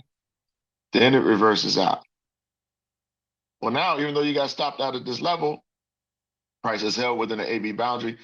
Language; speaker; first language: English; native; English